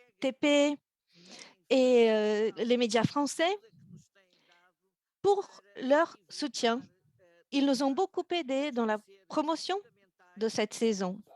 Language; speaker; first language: French; non-native, fluent; Portuguese